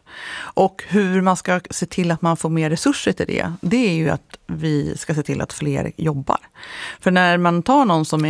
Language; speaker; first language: Swedish; native; Swedish